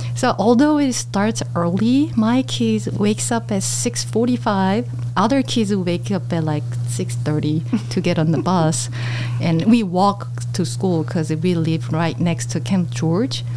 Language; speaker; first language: English; non-native, fluent; Korean